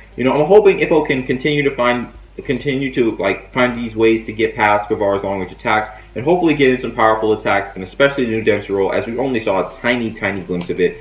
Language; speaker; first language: English; native; English